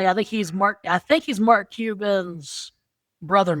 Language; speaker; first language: English; native; English